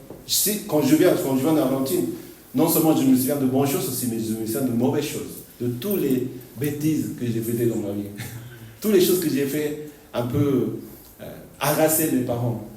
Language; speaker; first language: French; non-native, fluent; Korean